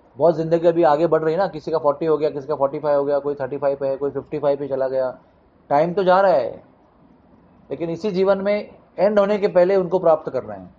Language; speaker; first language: Hindi; non-native, local second language; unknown